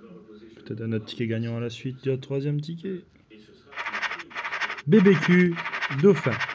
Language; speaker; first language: French; native; French